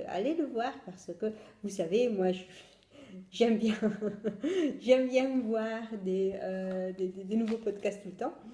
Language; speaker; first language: French; non-native, fluent; Italian